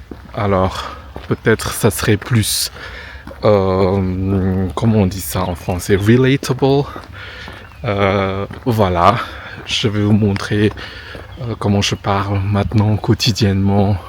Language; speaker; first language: French; non-native, fluent; Indonesian